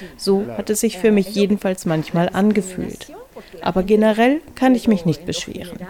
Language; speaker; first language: German; non-native, fluent; Spanish